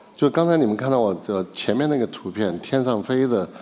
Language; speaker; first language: Chinese; native; Chinese